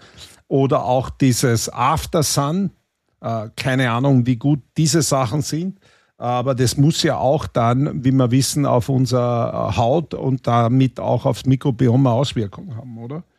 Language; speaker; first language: German; native; German